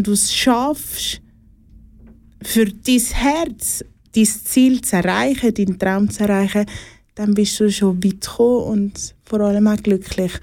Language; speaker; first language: German; native; German